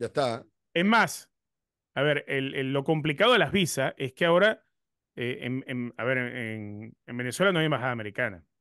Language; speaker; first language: Spanish; native; Spanish